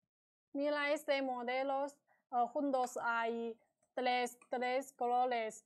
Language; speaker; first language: Spanish; non-native, learner; Chinese